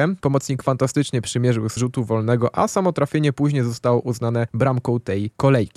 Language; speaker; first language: Polish; native; Polish